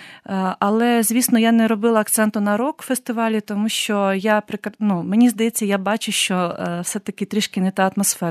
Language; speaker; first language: Ukrainian; native; Ukrainian